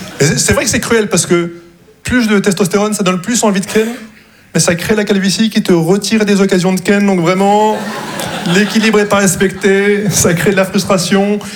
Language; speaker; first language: French; non-native, local second language; Arabic